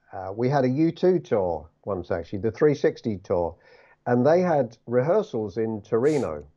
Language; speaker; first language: English; native; English